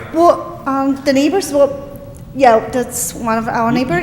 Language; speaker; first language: English; non-native, fluent; Polish